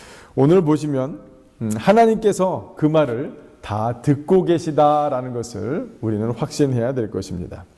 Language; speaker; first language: Korean; native; Korean